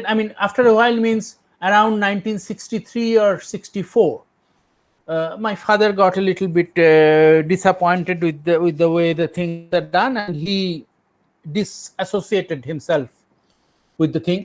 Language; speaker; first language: English; non-native, local second language; Bangla